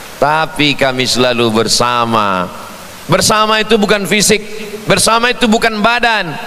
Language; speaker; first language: Indonesian; native; Indonesian